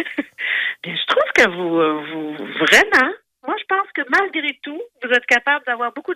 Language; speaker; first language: French; native; French